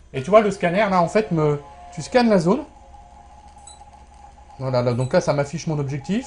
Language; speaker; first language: French; native; French